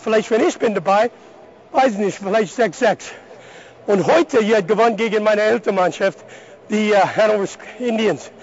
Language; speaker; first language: German; non-native, learner; English